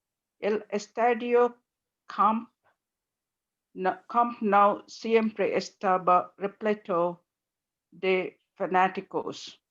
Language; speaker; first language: Spanish; non-native, learner; English